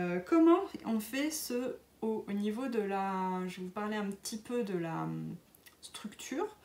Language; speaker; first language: French; native; French